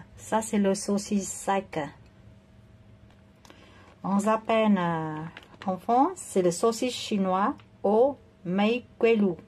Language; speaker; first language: French; non-native, fluent; Vietnamese